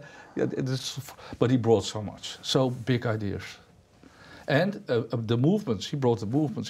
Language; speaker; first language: English; non-native, fluent; Dutch